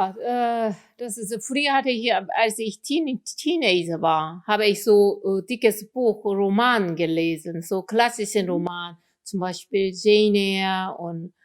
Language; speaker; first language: German; non-native, fluent; Korean